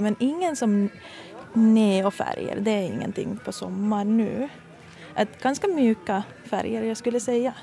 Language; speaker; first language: Swedish; non-native, fluent; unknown